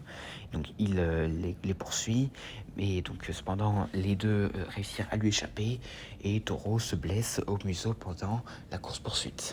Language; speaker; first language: French; native; French